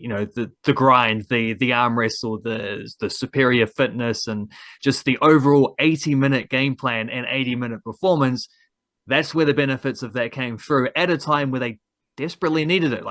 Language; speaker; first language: English; native; English